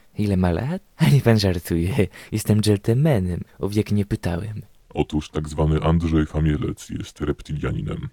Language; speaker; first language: Polish; native; Polish